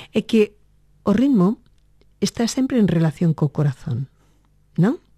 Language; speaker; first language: Galician; native; Galician